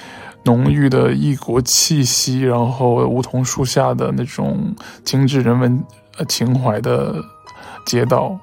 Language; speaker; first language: Chinese; native; Chinese